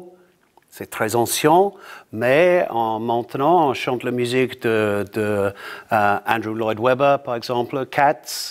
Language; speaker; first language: French; non-native, learner; English